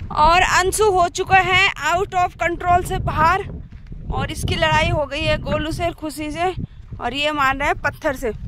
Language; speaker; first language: Hindi; non-native, local second language; Garhwali